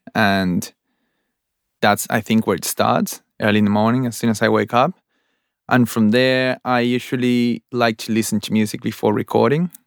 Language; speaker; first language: English; non-native, fluent; Spanish